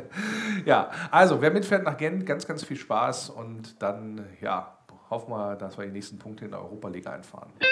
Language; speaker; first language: German; native; German